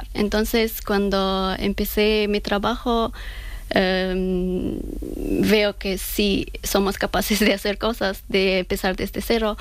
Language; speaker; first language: Spanish; non-native, fluent; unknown